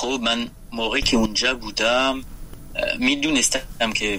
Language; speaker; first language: Persian; non-native, learner; French